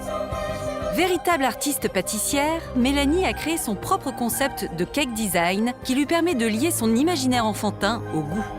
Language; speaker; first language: French; native; French